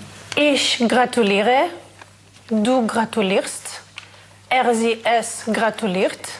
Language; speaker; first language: German; non-native, learner; Russian